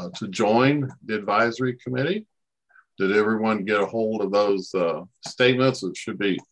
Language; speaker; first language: English; native; English